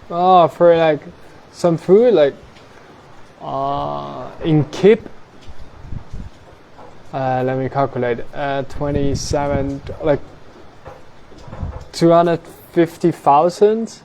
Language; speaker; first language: English; non-native, fluent; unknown